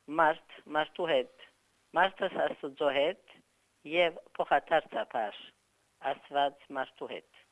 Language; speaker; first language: Armenian; native; Armenian